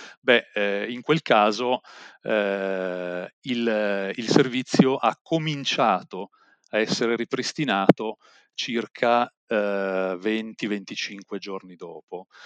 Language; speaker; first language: Italian; native; Italian